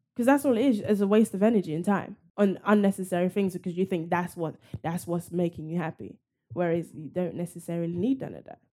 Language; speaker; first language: English; native; English